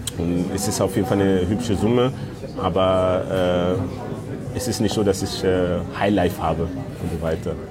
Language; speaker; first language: German; early bilingual, other home language; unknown